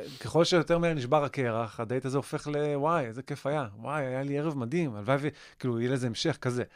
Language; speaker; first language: Hebrew; native; Hebrew